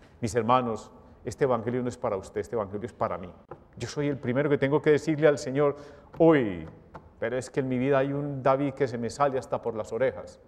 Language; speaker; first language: Spanish; native; Spanish